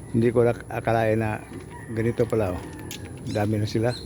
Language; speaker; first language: Filipino; non-native, local second language; Cebuano